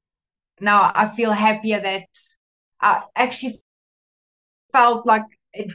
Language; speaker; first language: English; non-native, local second language; Afrikaans